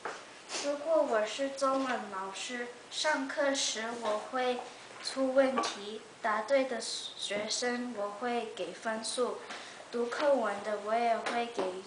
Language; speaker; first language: Chinese; early bilingual, heritage; Chinese